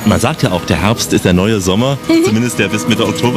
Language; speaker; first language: German; native; German